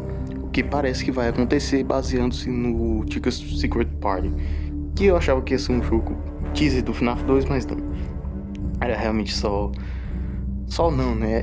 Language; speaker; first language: Portuguese; native; Portuguese